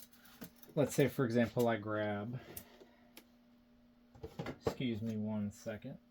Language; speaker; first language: English; native; English